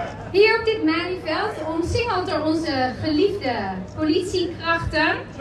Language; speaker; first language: Dutch; early bilingual, other home language; Spanish